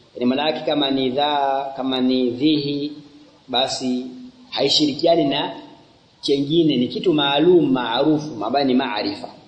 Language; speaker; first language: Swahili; native; Swahili